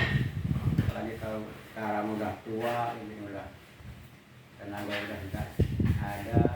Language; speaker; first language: Indonesian; non-native, local second language; Sundanese